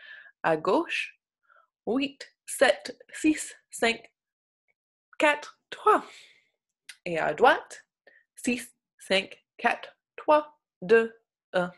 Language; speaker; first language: French; non-native, local second language; English